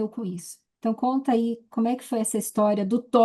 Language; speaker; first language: Portuguese; native; Portuguese